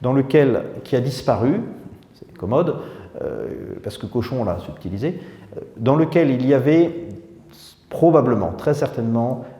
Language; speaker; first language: French; native; French